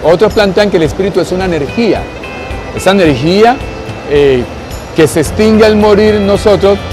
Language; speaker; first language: Spanish; native; Spanish